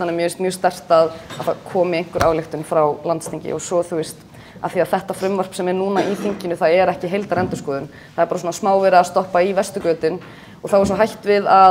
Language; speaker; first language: Icelandic; native; Icelandic